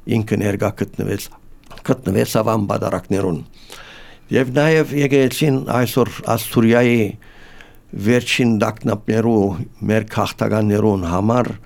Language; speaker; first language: Armenian; native; Armenian